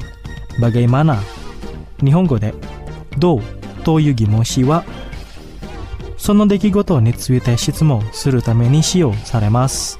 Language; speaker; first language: Japanese; non-native, fluent; Indonesian